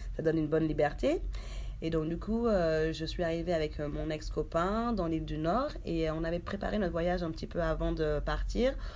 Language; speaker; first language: French; early bilingual, other home language; Haitian Creole